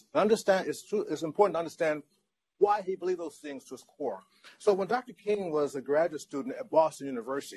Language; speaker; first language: English; native; English